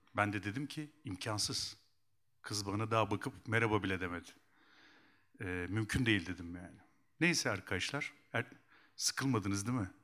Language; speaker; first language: Turkish; native; Turkish